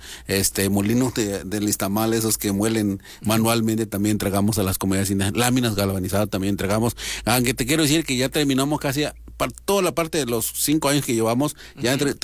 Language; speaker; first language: Spanish; non-native, local second language; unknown